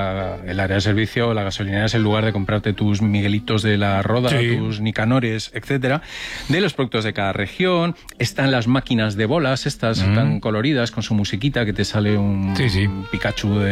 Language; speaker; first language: Spanish; native; Spanish